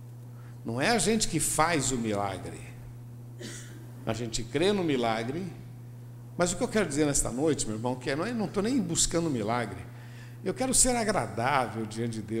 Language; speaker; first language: Portuguese; native; Portuguese